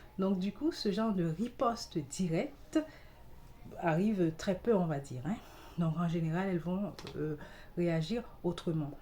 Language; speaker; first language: French; non-native, local second language; Haitian Creole